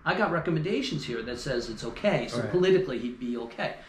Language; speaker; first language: English; native; English